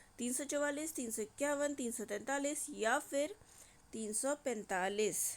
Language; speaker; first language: Hindi; native; Hindi